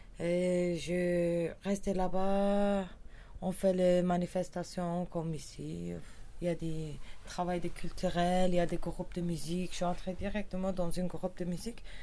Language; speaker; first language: French; non-native, learner; Kurdish